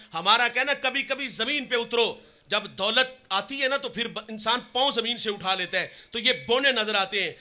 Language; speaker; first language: Urdu; non-native, local second language; Punjabi